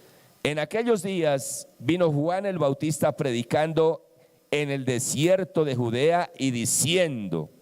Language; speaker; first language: Spanish; native; Spanish